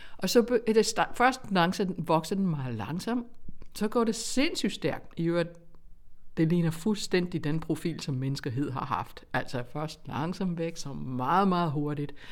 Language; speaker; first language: Danish; non-native, fluent; English